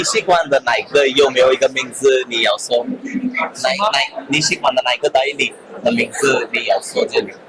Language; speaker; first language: Chinese; non-native, learner; Hindi